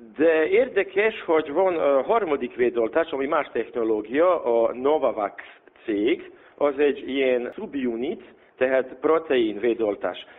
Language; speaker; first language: Hungarian; non-native, local second language; Serbian